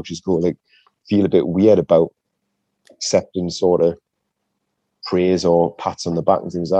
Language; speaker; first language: English; native; English